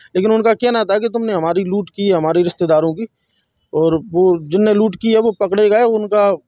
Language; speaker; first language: Hindi; native; Hindi